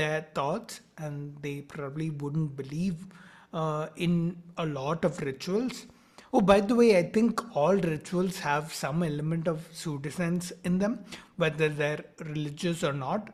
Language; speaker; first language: English; non-native, local second language; Malayalam